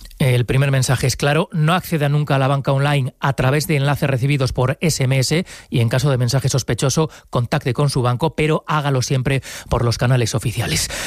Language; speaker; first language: Spanish; native; Spanish